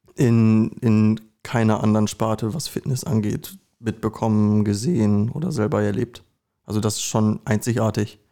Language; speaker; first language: German; native; German